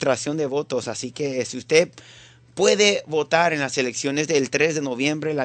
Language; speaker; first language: Spanish; early bilingual, heritage; Spanish